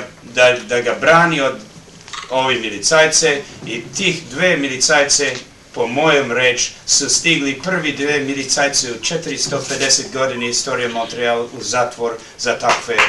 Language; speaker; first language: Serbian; early bilingual, heritage; Serbian